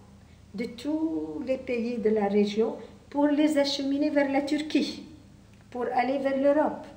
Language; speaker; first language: French; non-native, local second language; Arabic